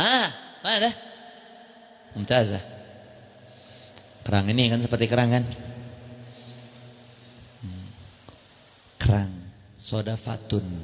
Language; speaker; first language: Arabic; non-native, fluent; Indonesian